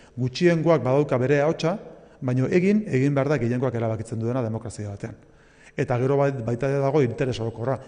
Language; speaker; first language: Basque; native; Basque